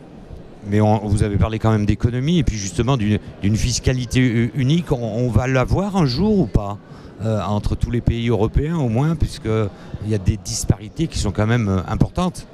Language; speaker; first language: French; native; French